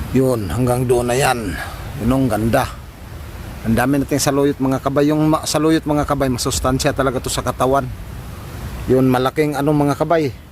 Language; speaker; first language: Filipino; non-native, local second language; Cebuano